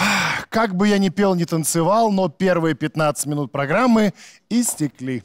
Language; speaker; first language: Russian; native; Russian